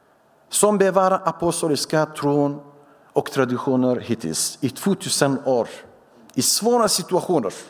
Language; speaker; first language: Swedish; non-native, fluent; Syriac